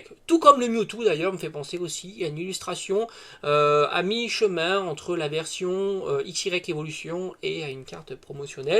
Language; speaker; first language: French; native; French